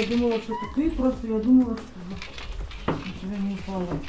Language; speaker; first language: Russian; non-native, local second language; Uzbek